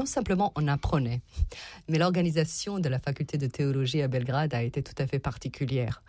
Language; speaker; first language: French; non-native, fluent; Serbian